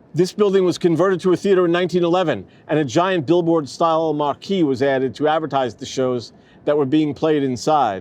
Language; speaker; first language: English; native; English